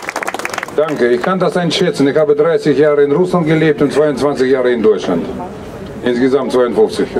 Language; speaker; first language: German; non-native, fluent; Russian